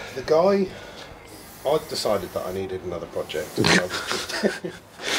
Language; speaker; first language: English; native; English